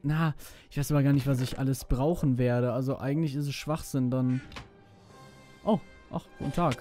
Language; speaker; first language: German; native; German